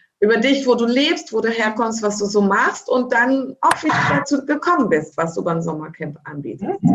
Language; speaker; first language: German; native; German